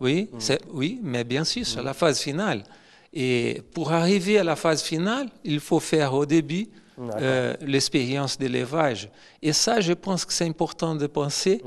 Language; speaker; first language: French; non-native, fluent; Portuguese